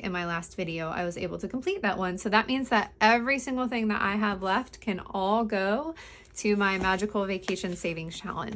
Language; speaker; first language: English; native; English